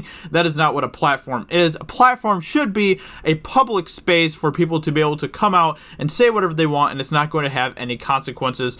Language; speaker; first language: English; native; English